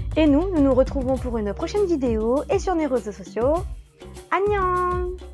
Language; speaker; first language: French; native; French